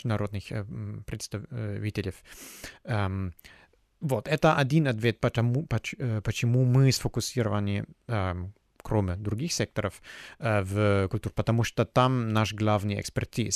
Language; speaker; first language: Russian; non-native, fluent; German